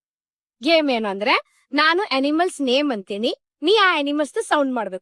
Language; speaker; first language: Kannada; native; Kannada